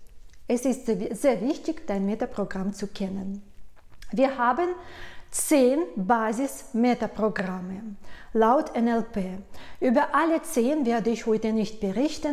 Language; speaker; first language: German; non-native, fluent; Russian